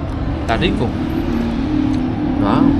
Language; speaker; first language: Spanish; non-native, fluent; Indonesian